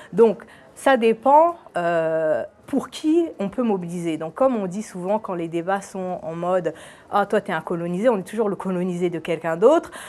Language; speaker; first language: French; early bilingual, other home language; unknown